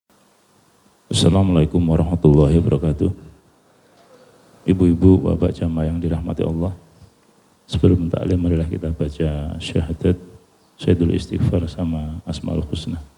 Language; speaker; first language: Indonesian; native; Indonesian